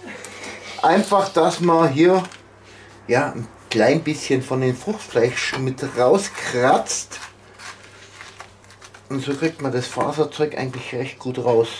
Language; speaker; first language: German; native; German